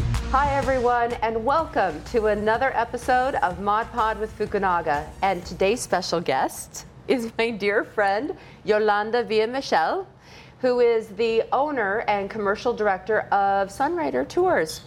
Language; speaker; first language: English; native; English